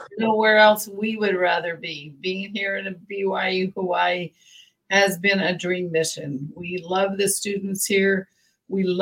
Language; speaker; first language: English; native; English